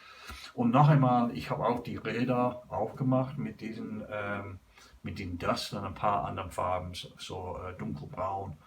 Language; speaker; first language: German; non-native, learner; English